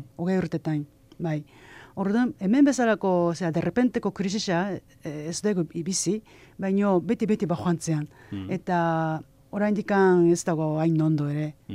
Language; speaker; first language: Basque; non-native, fluent; Japanese